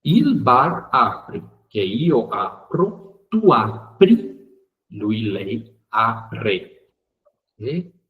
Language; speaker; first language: Italian; non-native, fluent; Portuguese